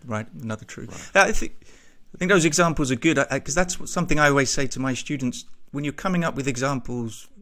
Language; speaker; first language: English; native; English